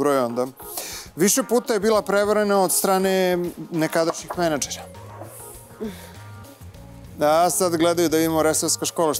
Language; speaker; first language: Serbian; native; Serbian